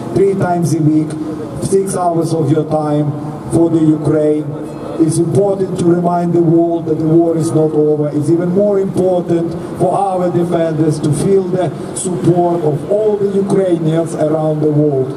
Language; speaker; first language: English; non-native, fluent; Ukrainian